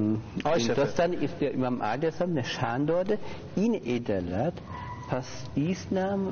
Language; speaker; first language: Persian; non-native, learner; German